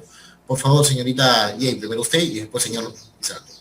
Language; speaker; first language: Spanish; native; Spanish